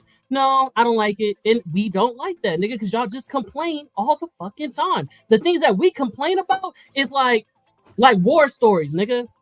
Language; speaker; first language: English; native; English